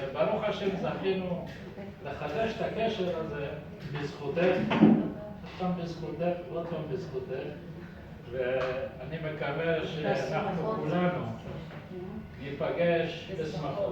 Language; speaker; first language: Hebrew; early bilingual, other home language; Persian